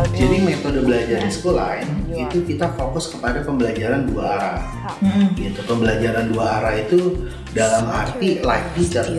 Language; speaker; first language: Indonesian; native; Indonesian